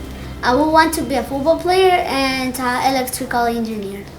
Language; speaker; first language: English; non-native, learner; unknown